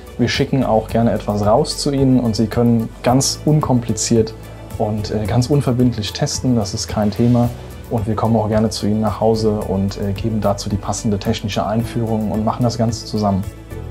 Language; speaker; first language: German; native; German